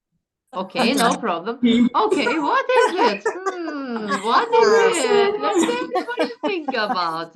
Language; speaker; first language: English; non-native, fluent; Turkish